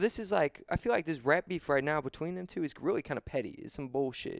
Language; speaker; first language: English; native; English